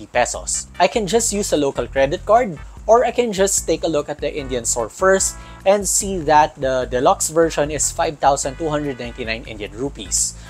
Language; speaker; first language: English; non-native, local second language; Filipino